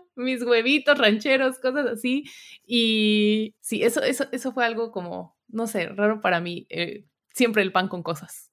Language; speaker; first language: Spanish; native; Spanish